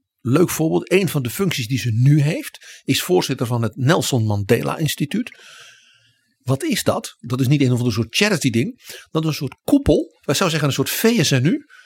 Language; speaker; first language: Dutch; native; Dutch